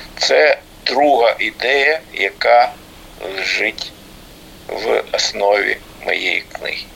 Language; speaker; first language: Ukrainian; native; Ukrainian